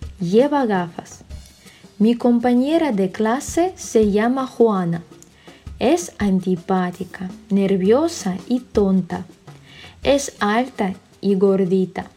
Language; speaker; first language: Spanish; non-native, fluent; Russian